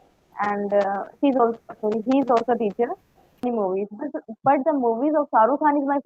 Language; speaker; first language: English; non-native, learner; Hindi